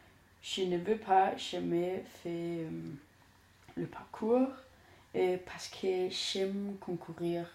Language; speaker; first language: French; non-native, learner; Danish